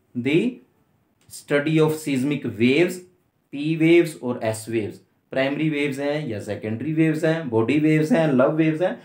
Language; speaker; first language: Hindi; native; Hindi